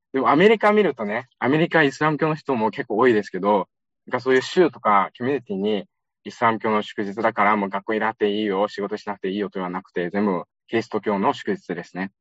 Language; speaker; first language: Japanese; non-native, fluent; Uyghur